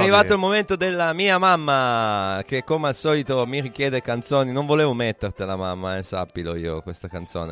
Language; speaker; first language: Italian; native; Italian